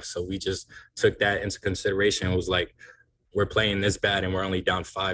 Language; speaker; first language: English; native; English